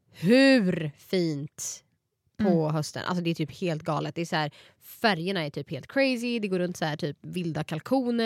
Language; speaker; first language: Swedish; native; Swedish